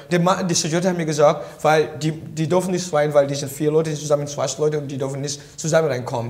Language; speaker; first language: German; non-native, learner; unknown